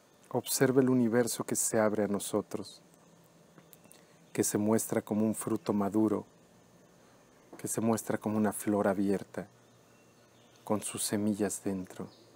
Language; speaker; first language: Spanish; native; Spanish